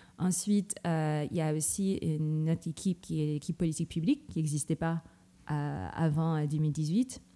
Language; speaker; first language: French; non-native, fluent; Filipino